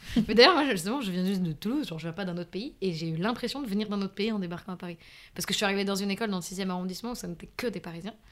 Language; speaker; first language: French; native; French